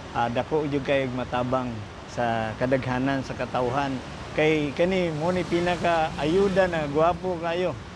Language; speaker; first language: Cebuano; native; Cebuano